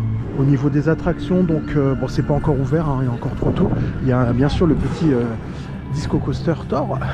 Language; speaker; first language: French; native; French